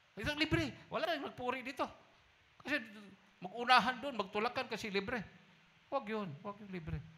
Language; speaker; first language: Filipino; non-native, local second language; Cebuano